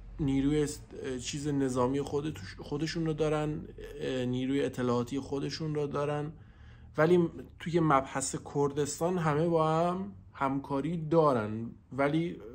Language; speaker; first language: Persian; non-native, local second language; Central Kurdish